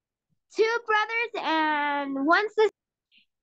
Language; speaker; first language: English; non-native, learner; Spanish